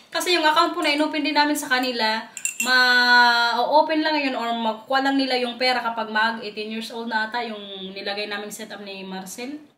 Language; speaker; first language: Filipino; non-native, local second language; Waray